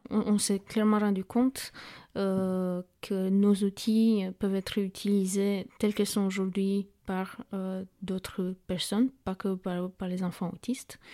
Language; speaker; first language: French; non-native, fluent; Romanian